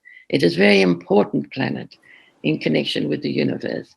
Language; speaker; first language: English; native; English